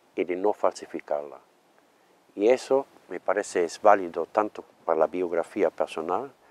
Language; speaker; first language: Spanish; non-native, fluent; German